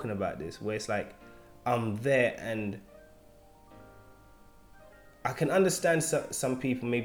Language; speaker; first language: English; native; English